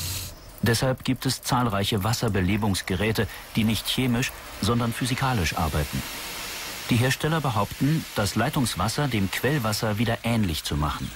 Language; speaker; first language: German; native; German